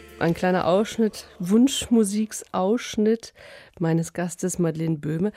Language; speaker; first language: German; native; German